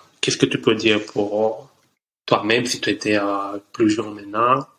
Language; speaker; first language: French; non-native, learner; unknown